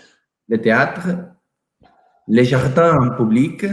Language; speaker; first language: French; non-native, learner; Portuguese